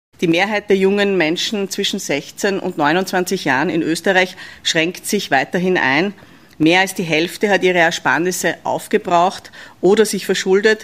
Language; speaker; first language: German; native; German